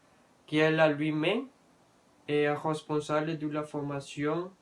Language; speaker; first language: French; non-native, learner; Spanish